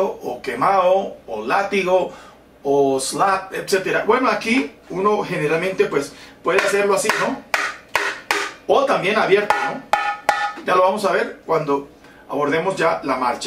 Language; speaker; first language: Spanish; native; Spanish